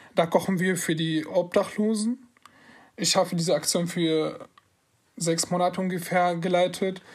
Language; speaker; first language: German; non-native, fluent; Arabic